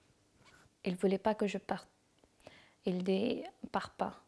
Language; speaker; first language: French; non-native, learner; Persian